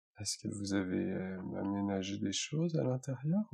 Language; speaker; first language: French; native; French